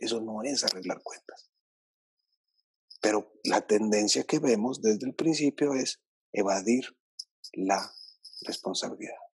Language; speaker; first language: Spanish; native; Spanish